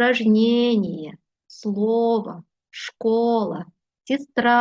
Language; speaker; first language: Russian; non-native, fluent; Uzbek